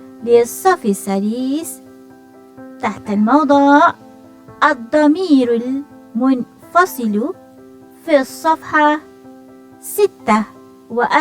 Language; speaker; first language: Arabic; non-native, fluent; Malay